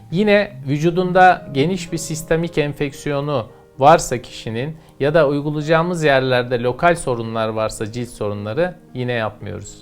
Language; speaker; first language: Turkish; native; Turkish